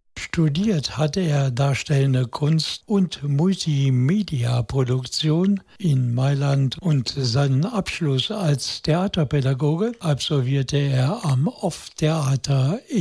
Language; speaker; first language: German; native; German